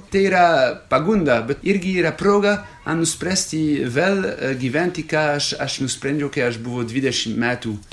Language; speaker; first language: Lithuanian; non-native, fluent; French